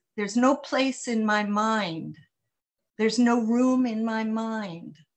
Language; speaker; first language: English; native; English